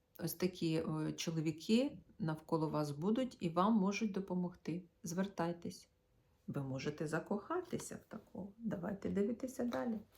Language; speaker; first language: Ukrainian; non-native, local second language; Russian